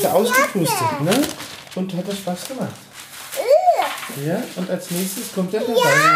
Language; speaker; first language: German; native; German